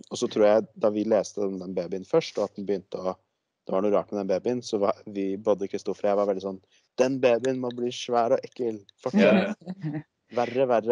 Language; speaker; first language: Norwegian; native; Norwegian